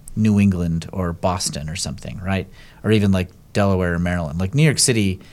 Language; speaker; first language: English; native; English